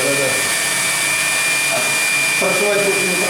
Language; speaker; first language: Russian; native; Russian